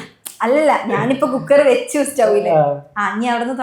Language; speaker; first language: Malayalam; native; Malayalam